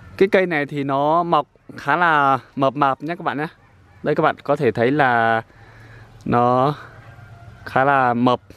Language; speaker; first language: Vietnamese; non-native, local second language; Iu Mien